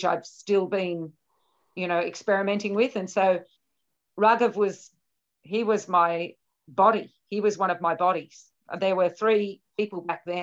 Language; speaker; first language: English; native; English